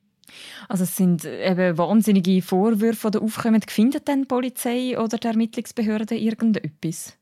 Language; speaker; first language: German; native; German